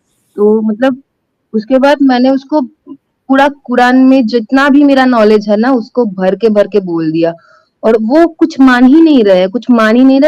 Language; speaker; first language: Hindi; non-native, local second language; Bangla